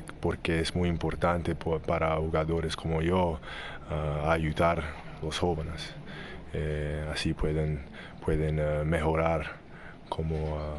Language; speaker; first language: Spanish; non-native, learner; English